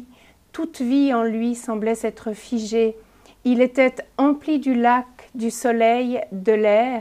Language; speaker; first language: French; native; French